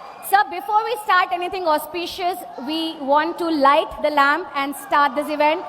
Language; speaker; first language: English; non-native, local second language; Telugu